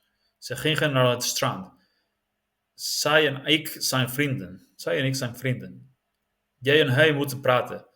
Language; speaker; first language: Dutch; non-native, learner; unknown